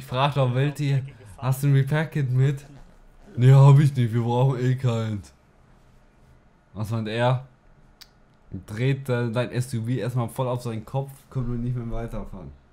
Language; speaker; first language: German; native; German